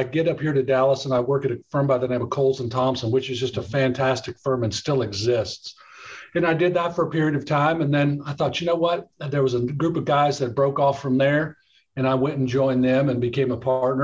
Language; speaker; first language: English; native; English